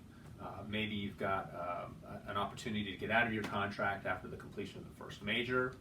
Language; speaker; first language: English; native; English